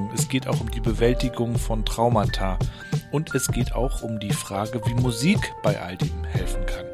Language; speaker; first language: German; native; German